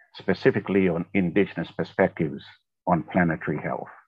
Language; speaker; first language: English; non-native, fluent; Tongan